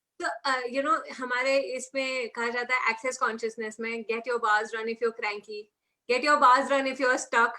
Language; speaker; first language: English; non-native, local second language; Hindi